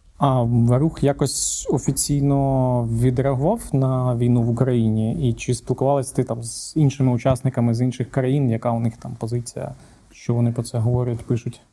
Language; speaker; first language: Ukrainian; native; Ukrainian